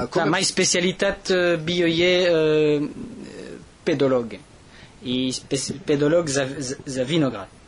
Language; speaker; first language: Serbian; non-native, learner; French